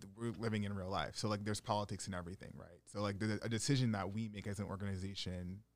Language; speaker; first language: English; native; English